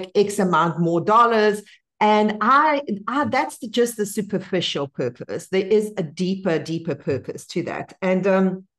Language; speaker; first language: English; non-native, fluent; Spanish